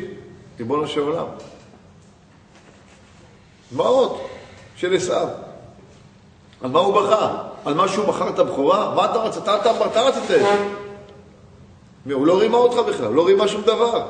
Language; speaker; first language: Hebrew; native; Hebrew